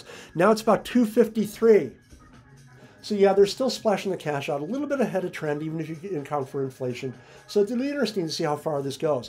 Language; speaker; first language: English; native; English